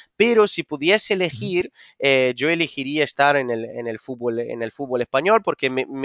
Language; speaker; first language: Spanish; non-native, fluent; Portuguese